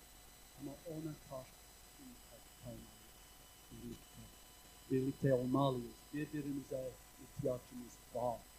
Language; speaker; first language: Turkish; non-native, fluent; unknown